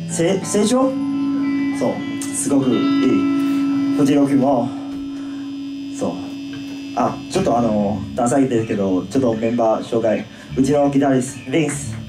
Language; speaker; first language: Japanese; non-native, learner; Chinese